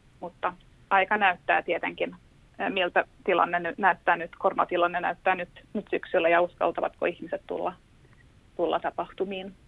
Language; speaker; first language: Finnish; non-native, local second language; Swedish